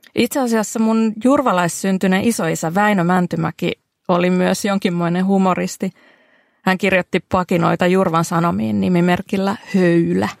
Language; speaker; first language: Finnish; native; Finnish